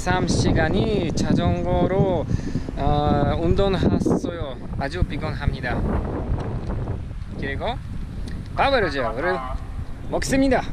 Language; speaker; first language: Korean; non-native, learner; Polish